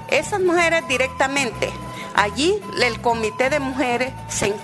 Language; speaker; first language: Spanish; native; Spanish